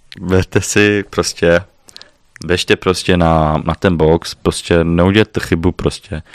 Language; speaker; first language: Czech; early bilingual, heritage; Czech